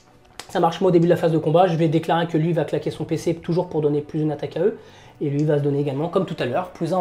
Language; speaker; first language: French; native; French